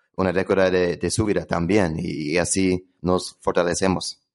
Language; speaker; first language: Spanish; non-native, fluent; English